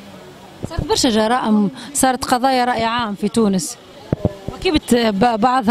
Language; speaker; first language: Arabic; native; Arabic